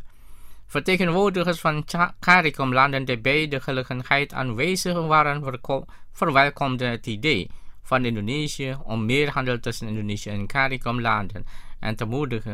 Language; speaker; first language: Dutch; non-native, fluent; Indonesian